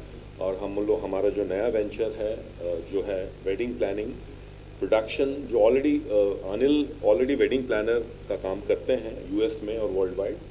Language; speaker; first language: Hindi; native; Hindi